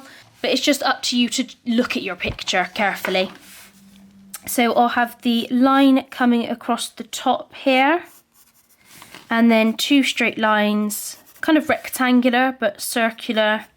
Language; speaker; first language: English; native; English